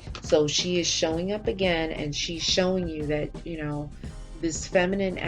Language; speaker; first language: English; native; English